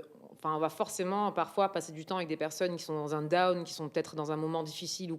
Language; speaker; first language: French; native; French